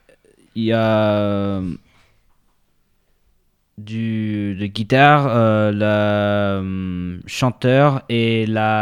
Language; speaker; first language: French; non-native, learner; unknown